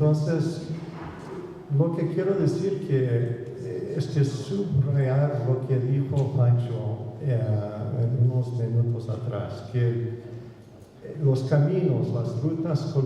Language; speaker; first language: Spanish; non-native, fluent; English